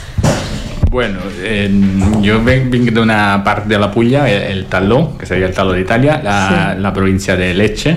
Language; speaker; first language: Catalan; non-native, fluent; Italian